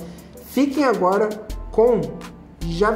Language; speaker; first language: Portuguese; native; Portuguese